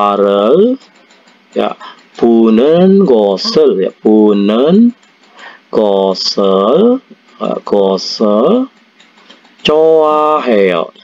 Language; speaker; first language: Korean; non-native, fluent; Indonesian